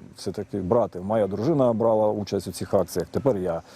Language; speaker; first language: Ukrainian; native; Ukrainian